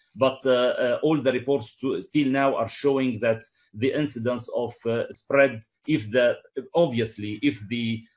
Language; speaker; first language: English; non-native, fluent; Arabic